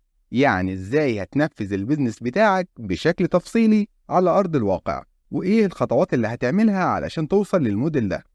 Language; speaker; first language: Arabic; native; Arabic